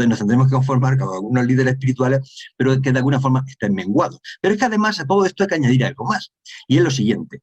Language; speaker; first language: Spanish; native; Spanish